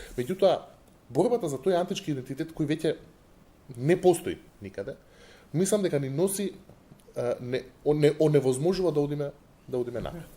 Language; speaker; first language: Macedonian; non-native, local second language; Albanian